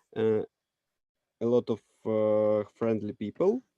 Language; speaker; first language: English; non-native, learner; Russian